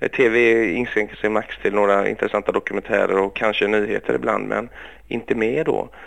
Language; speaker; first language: Swedish; early bilingual, other home language; Greek